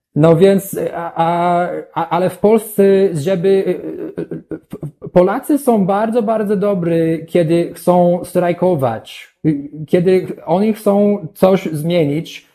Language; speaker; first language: Polish; non-native, learner; English